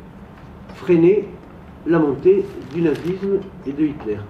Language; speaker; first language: French; native; French